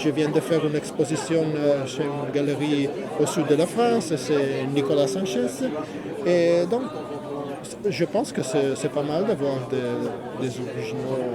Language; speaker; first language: French; non-native, fluent; Italian